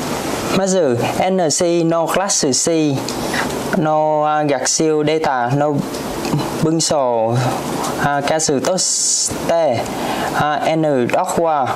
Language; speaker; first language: Japanese; non-native, learner; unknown